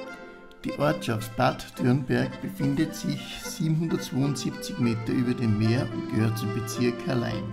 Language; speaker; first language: German; native; German